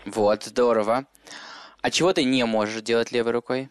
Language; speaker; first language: Russian; native; Russian